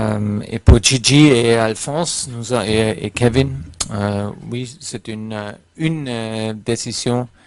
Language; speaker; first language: French; non-native, fluent; German